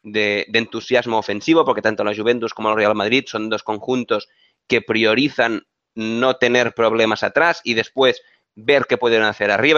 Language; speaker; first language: Spanish; native; Spanish